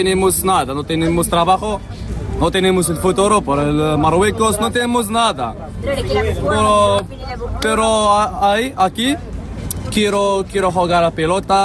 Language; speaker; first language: Spanish; non-native, learner; Arabic